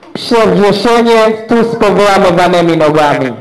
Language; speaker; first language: Polish; non-native, learner; Swahili